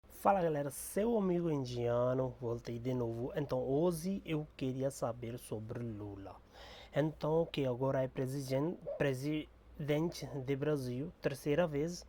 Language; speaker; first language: Portuguese; non-native, learner; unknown